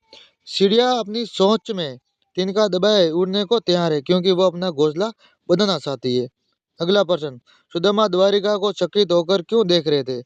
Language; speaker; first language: Hindi; native; Hindi